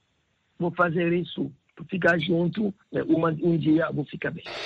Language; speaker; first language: Portuguese; non-native, learner; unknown